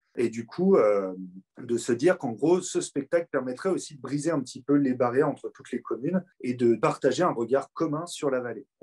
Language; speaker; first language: French; native; French